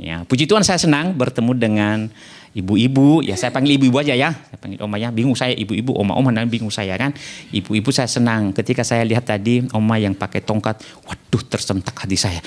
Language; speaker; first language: Indonesian; non-native, local second language; Nias